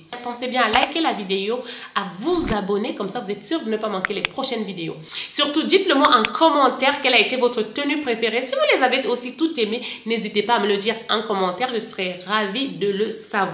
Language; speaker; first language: French; native; French